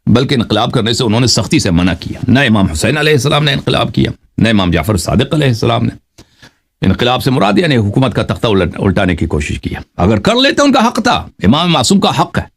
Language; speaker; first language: Urdu; non-native, fluent; Persian